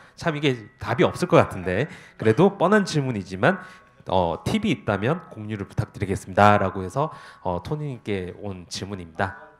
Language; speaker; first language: Korean; native; Korean